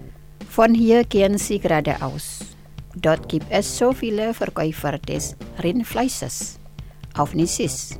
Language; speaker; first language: German; non-native, fluent; Indonesian